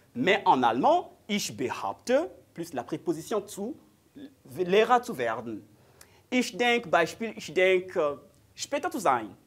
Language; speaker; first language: German; non-native, learner; French